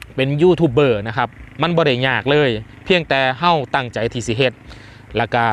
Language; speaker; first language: Thai; non-native, local second language; Northeastern Thai